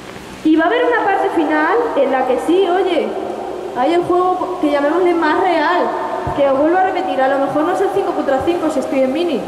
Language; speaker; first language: Spanish; native; Spanish